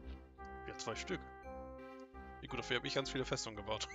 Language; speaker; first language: German; native; German